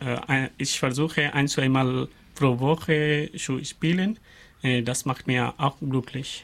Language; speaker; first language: German; non-native, learner; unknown